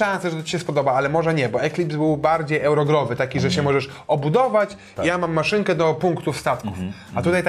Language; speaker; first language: Polish; native; Polish